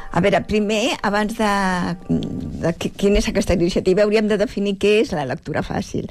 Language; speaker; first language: Catalan; native; Catalan